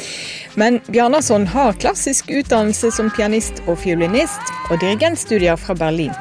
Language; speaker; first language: Norwegian; native; Norwegian